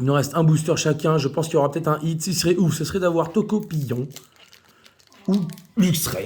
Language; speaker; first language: French; native; French